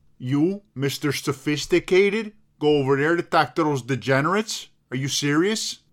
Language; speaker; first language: English; native; English